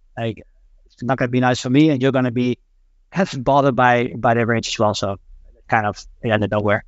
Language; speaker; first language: English; non-native, fluent; Dutch